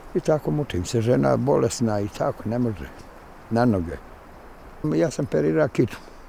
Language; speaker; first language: Bosnian; native; Bosnian